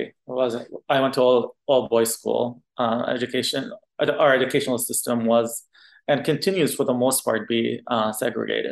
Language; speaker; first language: English; non-native, fluent; Arabic